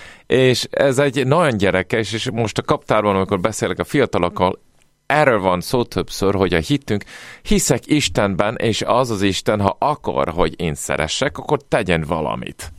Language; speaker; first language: Hungarian; non-native, fluent; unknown